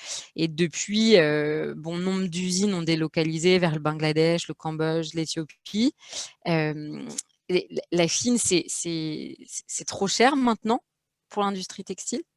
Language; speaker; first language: French; native; French